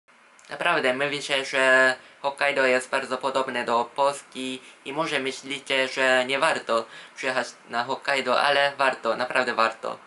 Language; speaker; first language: Polish; non-native, fluent; Japanese